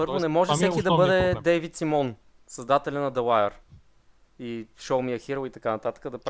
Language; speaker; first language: Bulgarian; native; Bulgarian